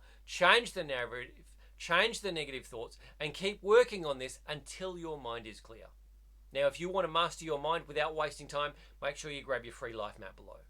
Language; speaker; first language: English; native; English